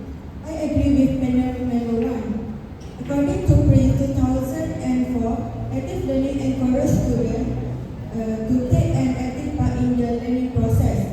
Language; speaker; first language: English; non-native, learner; Malay